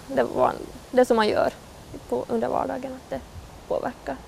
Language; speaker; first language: Swedish; native; Swedish